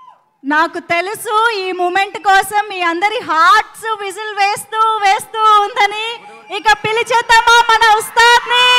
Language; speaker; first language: Telugu; native; Telugu